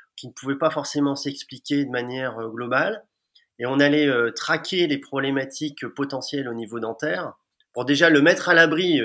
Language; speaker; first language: French; native; French